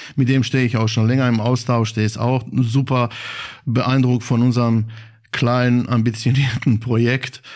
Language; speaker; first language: German; non-native, fluent; Bosnian